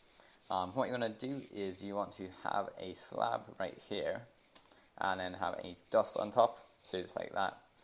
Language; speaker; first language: English; native; English